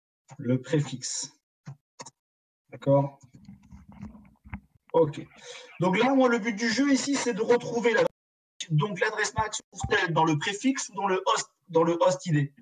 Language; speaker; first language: French; native; French